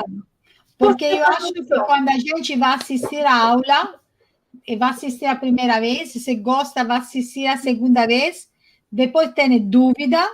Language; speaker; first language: Portuguese; non-native, fluent; Italian